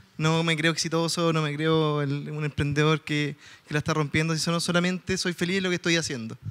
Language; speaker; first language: Spanish; native; Spanish